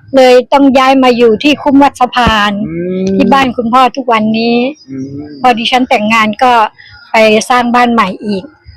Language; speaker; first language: Thai; native; Thai